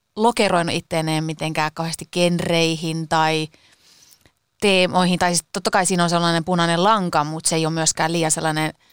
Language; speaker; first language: Finnish; early bilingual, other home language; Persian